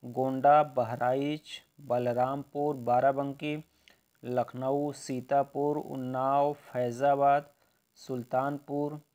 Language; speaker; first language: Hindi; native; Hindi